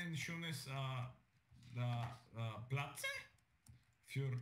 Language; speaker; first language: German; non-native, learner; Bulgarian